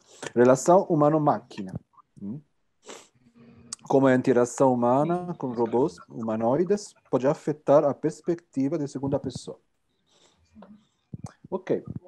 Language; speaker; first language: Portuguese; non-native, fluent; Italian